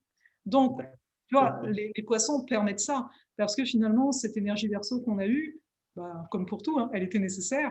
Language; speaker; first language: French; native; French